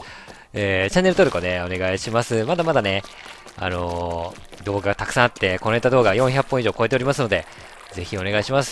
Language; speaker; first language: Japanese; native; Japanese